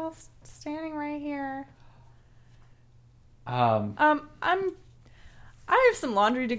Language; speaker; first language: English; native; English